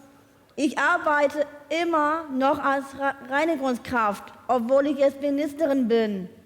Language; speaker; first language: German; non-native, learner; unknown